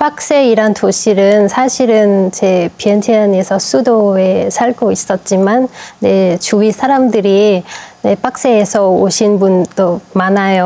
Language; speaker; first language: Korean; non-native, fluent; Lao